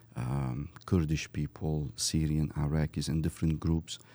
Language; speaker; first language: English; early bilingual, other home language; Arabic